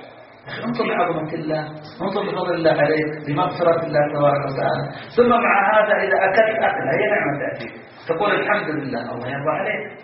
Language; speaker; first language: Arabic; native; Arabic